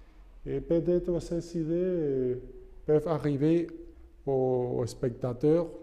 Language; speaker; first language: French; non-native, fluent; Spanish